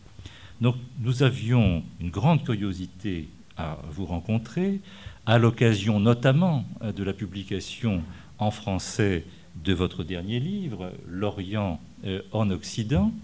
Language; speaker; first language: French; native; French